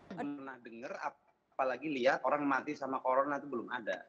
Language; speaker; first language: Indonesian; native; Indonesian